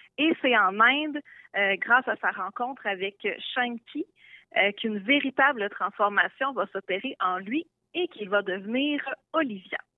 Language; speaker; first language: French; native; French